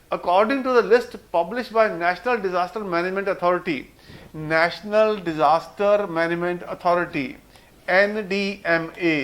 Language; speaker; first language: English; non-native, local second language; Punjabi